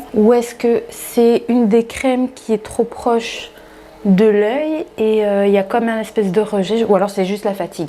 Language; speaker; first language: French; native; French